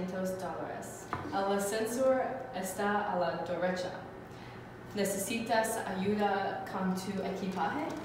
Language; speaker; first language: Spanish; non-native, learner; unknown